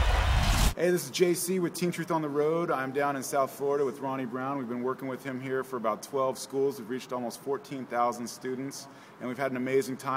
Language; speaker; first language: English; native; English